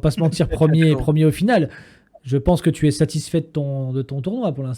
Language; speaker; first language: French; native; French